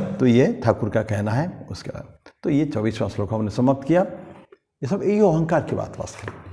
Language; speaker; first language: Hindi; non-native, local second language; Bangla